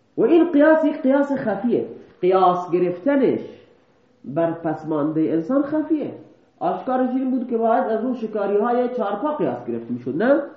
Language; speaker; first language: Persian; non-native, local second language; Baluchi